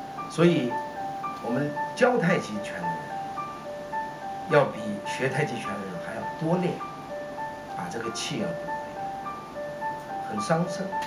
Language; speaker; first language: Chinese; native; Chinese